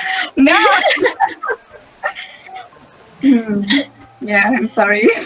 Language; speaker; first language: English; non-native, local second language; Malay